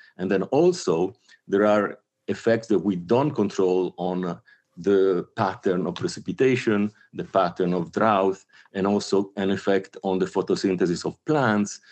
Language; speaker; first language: English; non-native, fluent; Italian